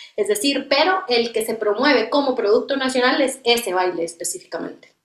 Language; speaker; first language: Spanish; native; Spanish